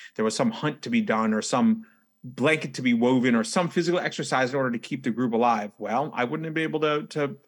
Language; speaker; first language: English; native; English